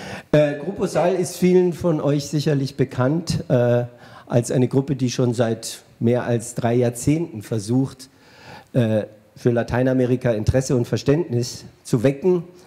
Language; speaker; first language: German; native; German